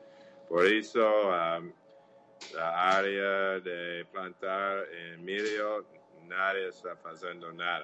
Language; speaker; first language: Portuguese; non-native, learner; English